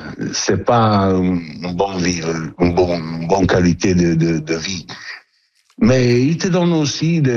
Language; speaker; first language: French; non-native, learner; Italian